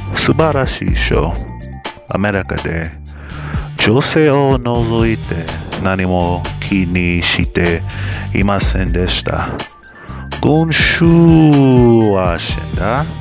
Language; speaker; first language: Japanese; non-native, learner; English